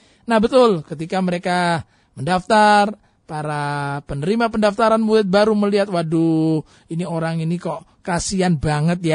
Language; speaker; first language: Indonesian; native; Indonesian